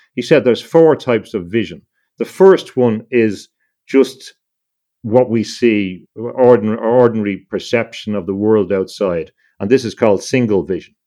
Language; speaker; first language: English; native; English